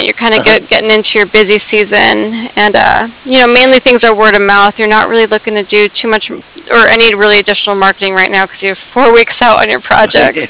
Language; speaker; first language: English; native; English